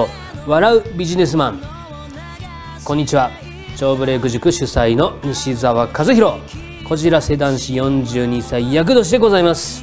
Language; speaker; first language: Japanese; native; Japanese